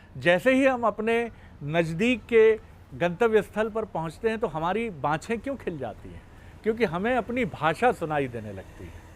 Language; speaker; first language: Hindi; native; Hindi